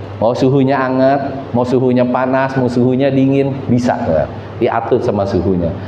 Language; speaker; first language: Indonesian; native; Indonesian